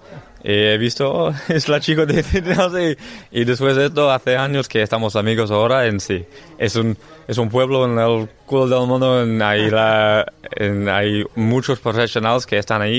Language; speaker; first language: Spanish; non-native, learner; English